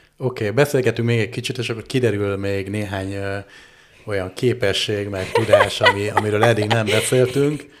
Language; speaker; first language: Hungarian; native; Hungarian